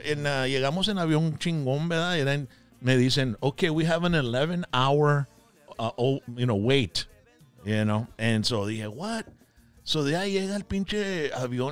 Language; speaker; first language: Spanish; early bilingual, heritage; Spanish